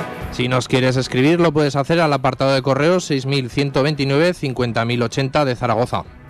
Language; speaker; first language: Spanish; native; Spanish